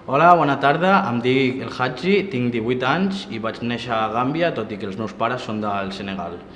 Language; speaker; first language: Catalan; non-native, fluent; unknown